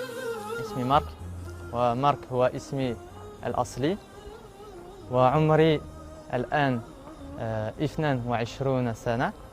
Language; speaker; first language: Arabic; non-native, learner; French